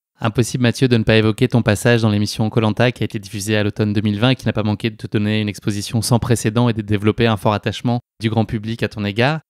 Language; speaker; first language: French; native; French